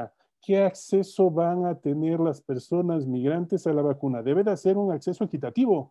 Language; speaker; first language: Spanish; native; Spanish